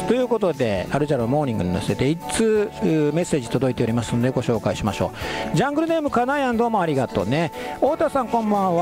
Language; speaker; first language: Japanese; native; Japanese